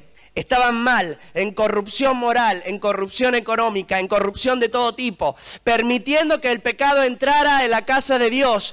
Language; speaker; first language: Spanish; native; Spanish